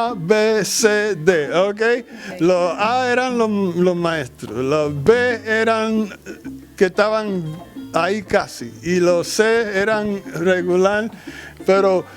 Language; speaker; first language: Spanish; early bilingual, heritage; Spanish